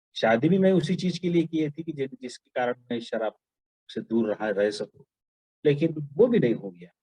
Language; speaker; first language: Hindi; non-native, local second language; Marathi